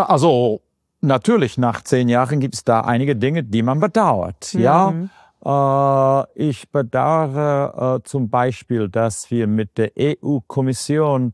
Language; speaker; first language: German; non-native, fluent; English